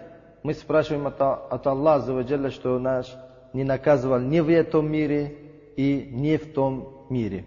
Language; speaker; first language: Russian; non-native, learner; Uzbek